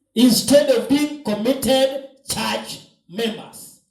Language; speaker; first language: English; non-native, local second language; Swahili